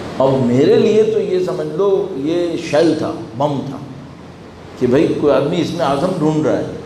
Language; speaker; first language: Urdu; early bilingual, heritage; Urdu